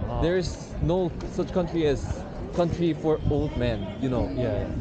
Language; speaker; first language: English; non-native, learner; Korean